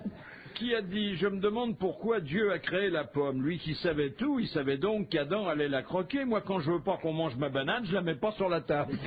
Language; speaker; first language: French; native; French